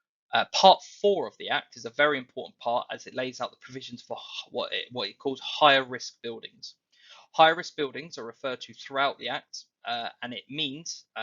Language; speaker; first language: English; native; English